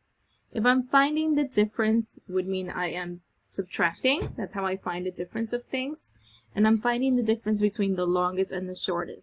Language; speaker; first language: English; native; English